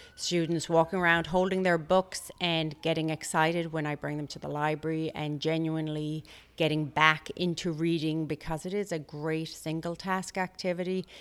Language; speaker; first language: English; native; English